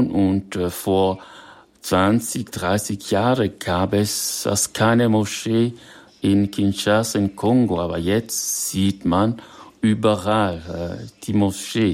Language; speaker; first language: German; non-native, fluent; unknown